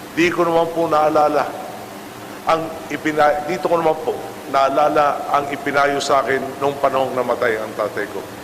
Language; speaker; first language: Filipino; native; Filipino